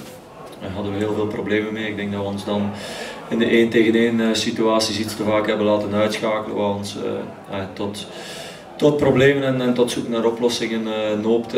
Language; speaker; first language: Dutch; native; Dutch